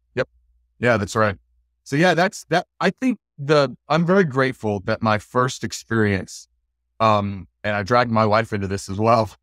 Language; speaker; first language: English; native; English